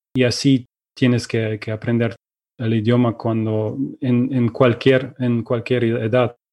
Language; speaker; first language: Spanish; non-native, fluent; Russian